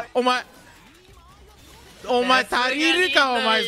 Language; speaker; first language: Japanese; native; Japanese